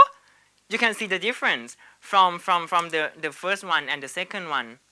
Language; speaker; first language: English; non-native, learner; Thai